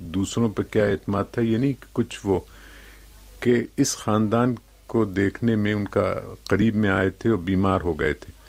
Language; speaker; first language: Urdu; native; Urdu